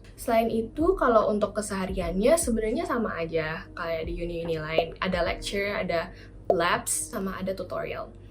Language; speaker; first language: Indonesian; native; Indonesian